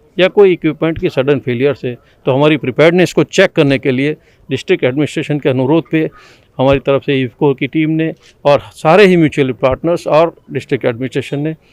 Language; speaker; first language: Hindi; non-native, local second language; Gujarati